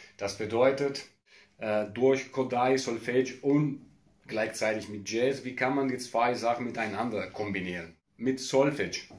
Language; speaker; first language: German; non-native, fluent; Italian